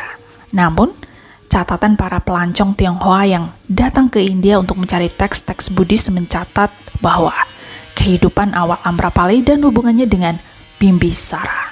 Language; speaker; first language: Indonesian; native; Indonesian